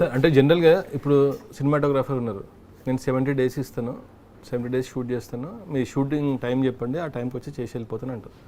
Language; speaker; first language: Telugu; native; Telugu